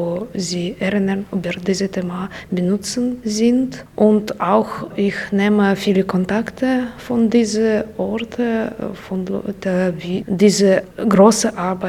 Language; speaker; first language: German; non-native, learner; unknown